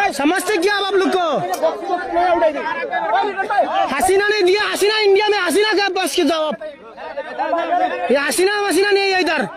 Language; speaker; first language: Hindi; non-native, learner; Bangla